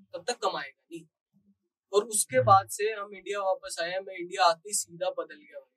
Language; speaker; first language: Hindi; native; Hindi